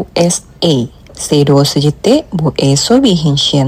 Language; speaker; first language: Japanese; non-native, fluent; Indonesian